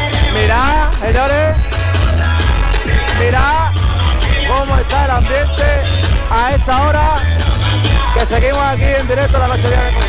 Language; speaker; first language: Spanish; native; Spanish